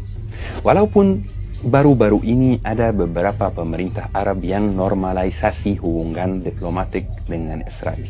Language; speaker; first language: Indonesian; non-native, fluent; Arabic